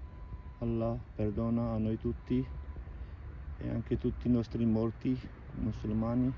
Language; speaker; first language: Italian; non-native, learner; Urdu